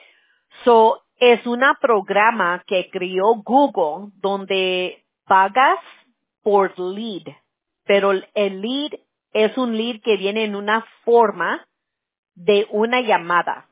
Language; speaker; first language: Spanish; early bilingual, heritage; Spanish